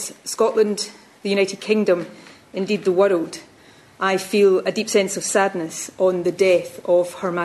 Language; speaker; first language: English; native; English